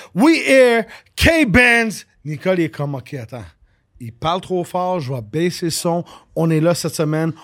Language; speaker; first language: French; native; French